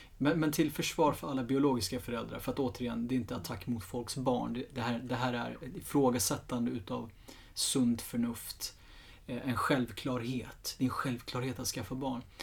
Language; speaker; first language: Swedish; early bilingual, other home language; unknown